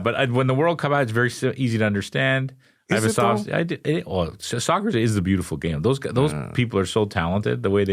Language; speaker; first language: English; native; English